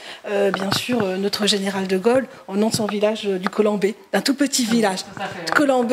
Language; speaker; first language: French; native; French